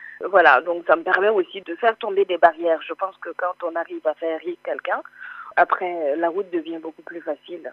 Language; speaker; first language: French; non-native, local second language; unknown